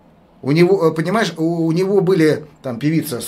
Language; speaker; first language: Russian; native; Russian